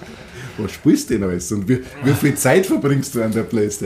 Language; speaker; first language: German; native; German